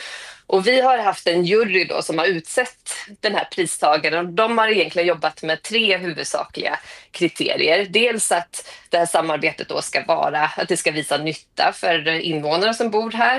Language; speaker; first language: Swedish; native; Swedish